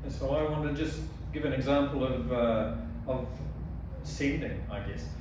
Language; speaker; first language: English; native; English